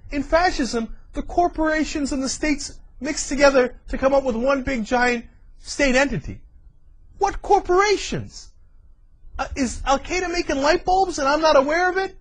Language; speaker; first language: English; native; English